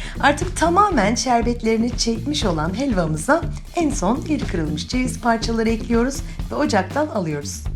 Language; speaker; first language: Turkish; native; Turkish